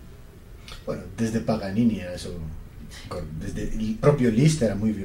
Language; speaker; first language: Spanish; native; Spanish